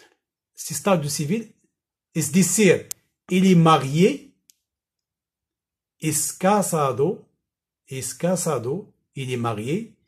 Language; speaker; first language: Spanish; non-native, fluent; Arabic